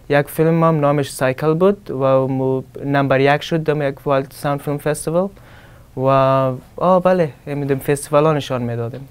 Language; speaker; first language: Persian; early bilingual, heritage; Persian